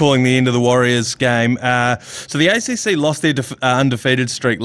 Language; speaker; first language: English; native; English